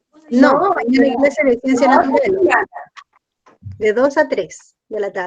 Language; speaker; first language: Spanish; native; Spanish